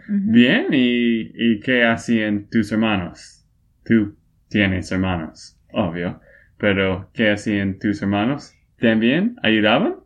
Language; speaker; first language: Spanish; non-native, fluent; English